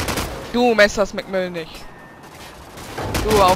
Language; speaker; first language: German; native; German